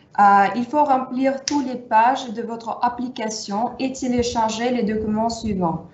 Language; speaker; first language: French; non-native, fluent; Russian